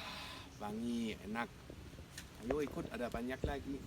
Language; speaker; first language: Indonesian; non-native, fluent; German